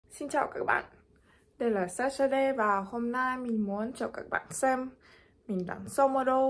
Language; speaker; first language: Vietnamese; non-native, fluent; Russian